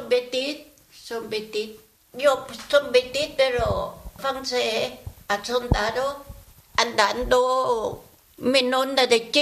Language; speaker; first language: Spanish; non-native, learner; Vietnamese